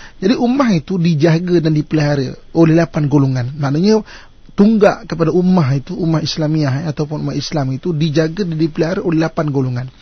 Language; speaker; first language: Malay; native; Malay